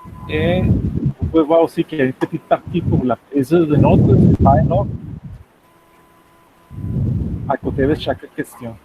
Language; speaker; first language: French; non-native, fluent; Spanish